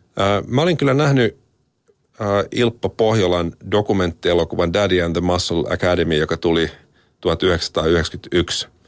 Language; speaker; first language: Finnish; native; Finnish